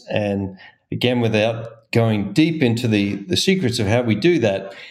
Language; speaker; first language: English; native; English